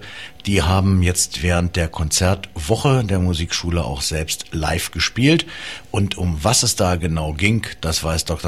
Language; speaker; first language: German; native; German